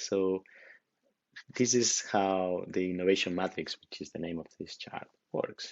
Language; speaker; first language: English; non-native, fluent; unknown